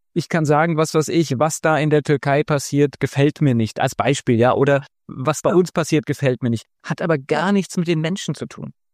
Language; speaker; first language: German; native; German